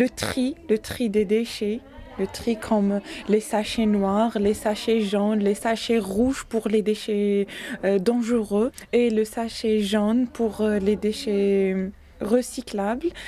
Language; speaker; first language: French; non-native, learner; Arabic